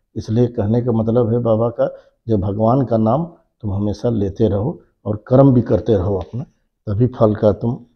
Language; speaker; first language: Hindi; non-native, local second language; Bangla